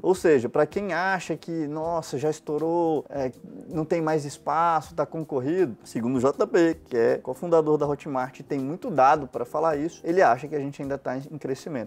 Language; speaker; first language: Portuguese; native; Portuguese